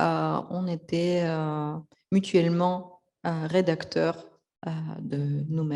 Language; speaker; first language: French; non-native, fluent; Russian